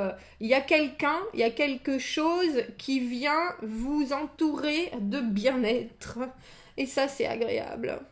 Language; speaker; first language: French; native; French